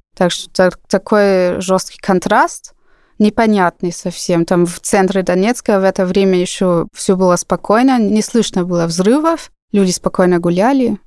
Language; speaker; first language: Russian; non-native, fluent; German